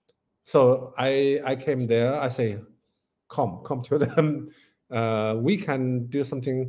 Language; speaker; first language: English; non-native, learner; Chinese